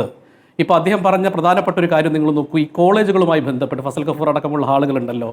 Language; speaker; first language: Malayalam; native; Malayalam